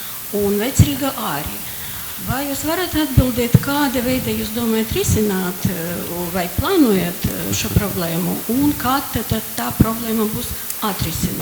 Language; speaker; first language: Latvian; non-native, local second language; Russian